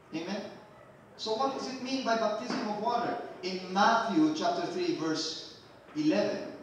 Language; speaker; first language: English; non-native, local second language; Filipino